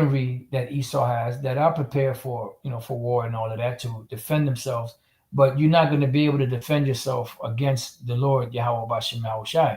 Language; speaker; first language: English; native; English